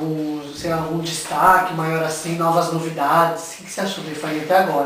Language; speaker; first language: Portuguese; native; Portuguese